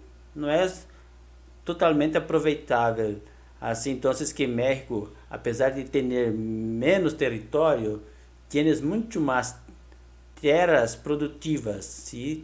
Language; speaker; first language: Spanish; non-native, learner; Portuguese